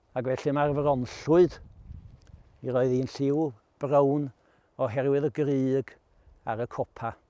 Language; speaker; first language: Welsh; native; Welsh